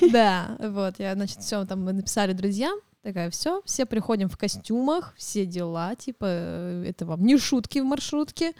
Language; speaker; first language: Russian; native; Russian